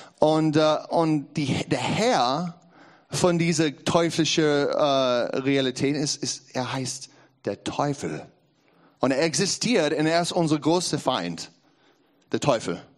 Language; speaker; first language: German; non-native, learner; English